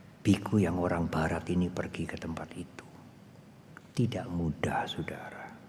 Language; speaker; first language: Indonesian; non-native, local second language; Javanese